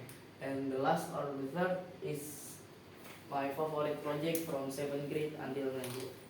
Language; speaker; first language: English; non-native, learner; Indonesian